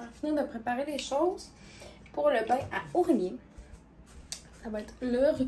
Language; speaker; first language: French; native; French